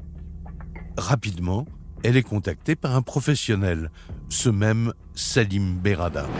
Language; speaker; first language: French; native; French